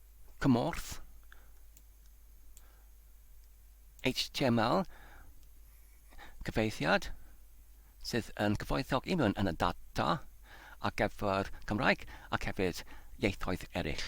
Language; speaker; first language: Welsh; non-native, fluent; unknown